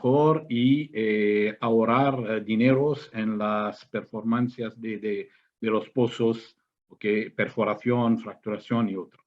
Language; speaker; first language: Spanish; non-native, fluent; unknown